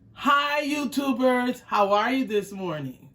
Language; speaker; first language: English; native; English